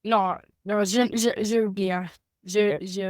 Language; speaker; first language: French; non-native, learner; Spanish